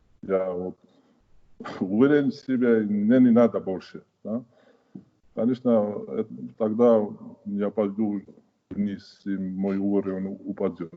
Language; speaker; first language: Russian; non-native, fluent; Georgian